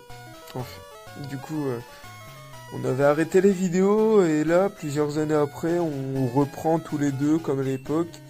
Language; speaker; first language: French; native; French